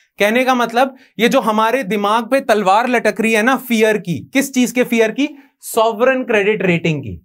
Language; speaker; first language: Hindi; native; Hindi